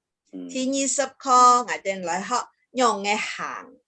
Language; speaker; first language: Chinese; early bilingual, heritage; Chinese